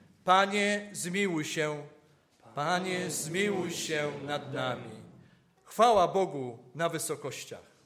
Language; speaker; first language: Polish; native; Polish